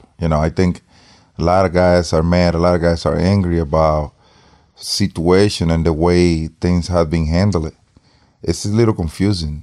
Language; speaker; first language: English; non-native, fluent; Spanish